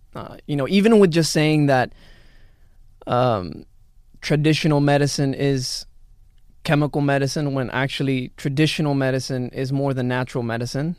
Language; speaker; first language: English; early bilingual, other home language; Spanish